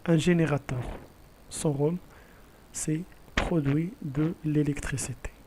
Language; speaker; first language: French; non-native, local second language; Arabic